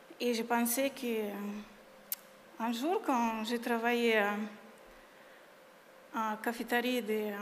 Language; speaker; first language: French; non-native, learner; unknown